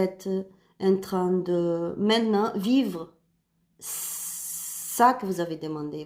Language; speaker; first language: French; non-native, learner; Spanish